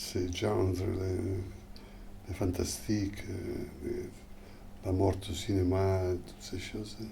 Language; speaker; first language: French; non-native, fluent; Italian